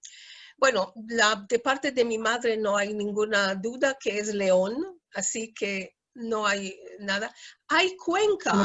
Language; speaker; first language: Spanish; non-native, fluent; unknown